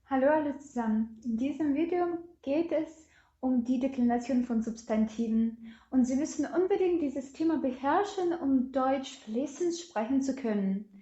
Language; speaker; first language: German; non-native, fluent; Ukrainian